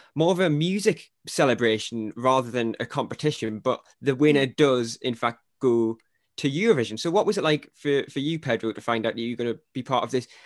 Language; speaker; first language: English; native; English